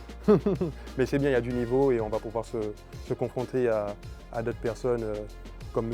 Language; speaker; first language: French; native; French